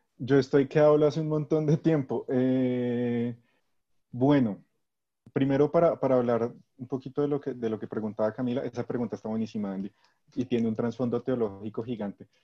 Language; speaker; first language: Spanish; native; Spanish